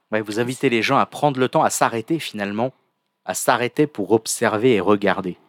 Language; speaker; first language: French; native; French